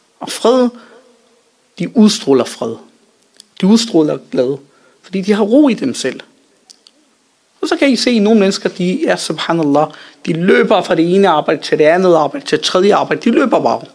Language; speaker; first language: Danish; early bilingual, other home language; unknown